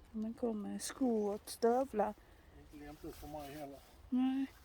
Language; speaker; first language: Swedish; non-native, learner; Thai